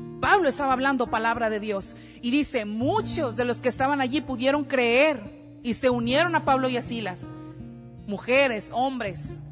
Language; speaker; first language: Spanish; native; Spanish